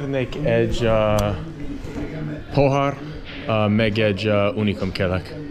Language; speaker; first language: Hungarian; non-native, learner; English